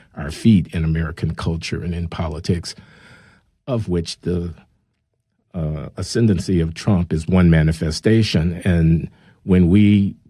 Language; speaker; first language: English; native; English